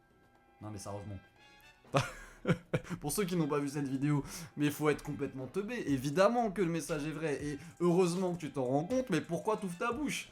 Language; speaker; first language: French; native; French